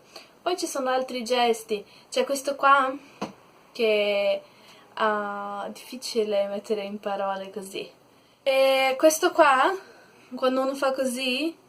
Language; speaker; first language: Italian; non-native, learner; Portuguese